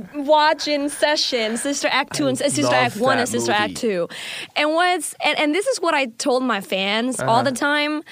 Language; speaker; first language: English; non-native, fluent; Indonesian